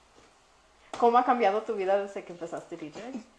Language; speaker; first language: Spanish; early bilingual, heritage; Spanish